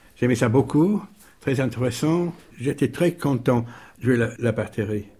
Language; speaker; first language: French; non-native, learner; English